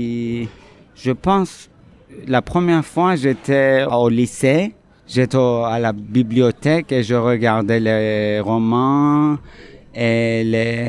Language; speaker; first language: French; non-native, fluent; Turkish